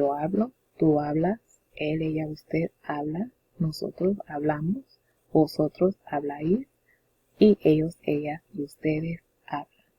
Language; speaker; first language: Spanish; non-native, fluent; English